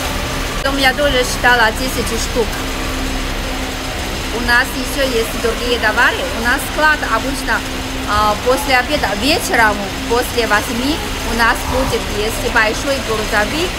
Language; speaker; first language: Russian; non-native, learner; Chinese